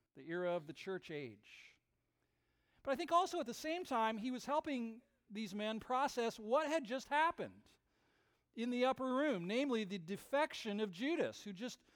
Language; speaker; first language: English; native; English